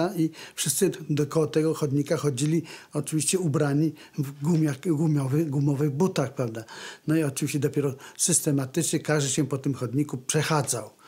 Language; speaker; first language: Polish; native; Polish